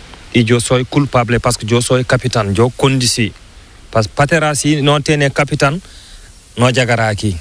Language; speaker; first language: Spanish; non-native, learner; Fula